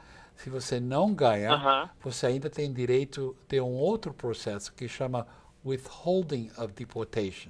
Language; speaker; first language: Portuguese; non-native, fluent; English